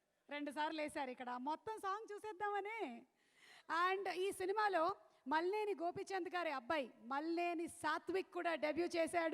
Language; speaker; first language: Telugu; native; Telugu